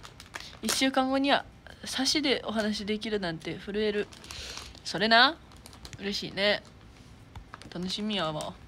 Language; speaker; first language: Japanese; native; Japanese